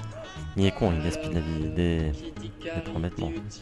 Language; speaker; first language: French; native; French